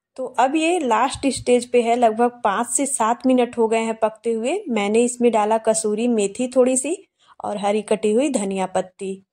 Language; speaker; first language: Hindi; native; Hindi